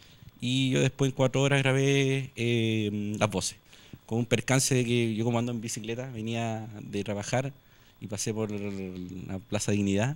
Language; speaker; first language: Spanish; native; Spanish